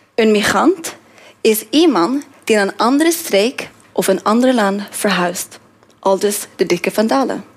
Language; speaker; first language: Dutch; non-native, fluent; Norwegian